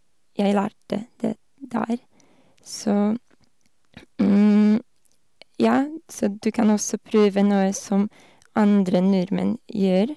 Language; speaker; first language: Norwegian; non-native, learner; Polish